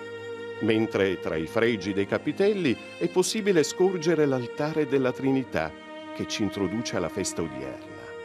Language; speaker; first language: Italian; native; Italian